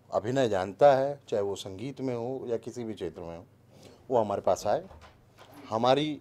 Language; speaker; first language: Hindi; native; Hindi